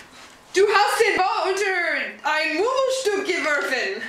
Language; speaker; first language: German; non-native, learner; English